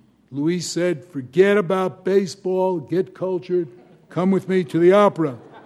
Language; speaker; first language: English; native; English